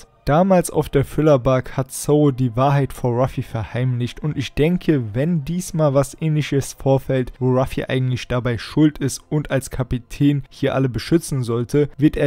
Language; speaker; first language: German; native; German